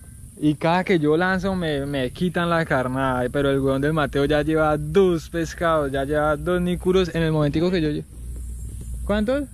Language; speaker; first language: Spanish; native; Spanish